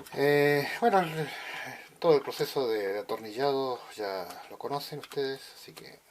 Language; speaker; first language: Spanish; native; Spanish